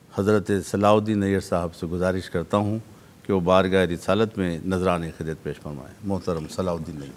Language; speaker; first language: Hindi; non-native, local second language; Urdu